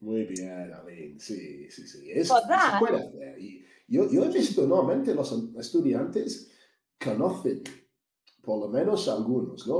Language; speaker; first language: Spanish; non-native, fluent; English